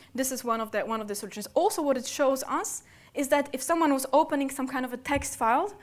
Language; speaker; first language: English; non-native, fluent; Polish